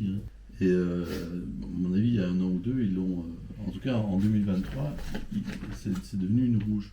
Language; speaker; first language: French; native; French